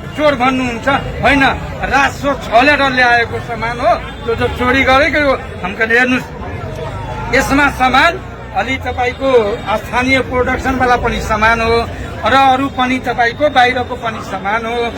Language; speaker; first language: Nepali; non-native, local second language; Maithili